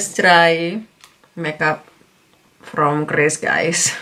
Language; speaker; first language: English; non-native, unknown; Indonesian